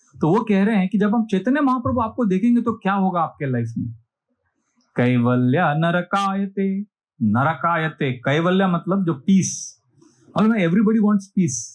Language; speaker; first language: Hindi; non-native, local second language; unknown